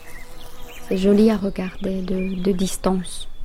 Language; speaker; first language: French; non-native, fluent; Finnish